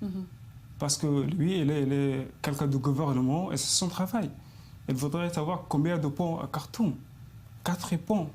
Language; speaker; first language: French; non-native, fluent; Arabic